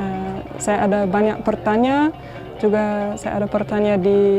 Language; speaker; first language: Indonesian; non-native, learner; English